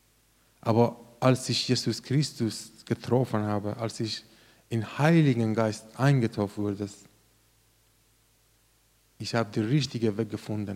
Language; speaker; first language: German; non-native, learner; Persian